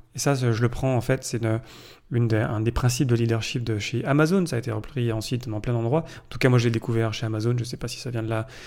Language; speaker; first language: French; native; French